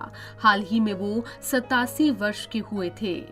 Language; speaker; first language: Hindi; native; Hindi